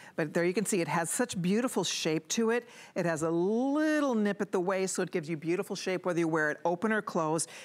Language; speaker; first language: English; native; English